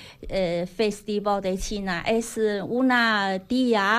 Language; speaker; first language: Spanish; non-native, learner; Chinese